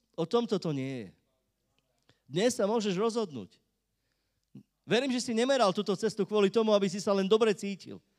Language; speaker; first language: Slovak; non-native, local second language; Romany